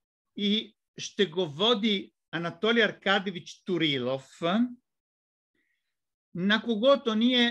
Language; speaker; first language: Bulgarian; non-native, fluent; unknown